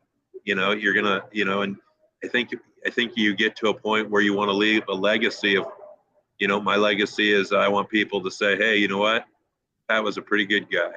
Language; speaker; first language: English; native; English